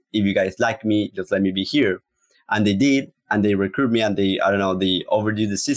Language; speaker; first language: English; non-native, fluent; Spanish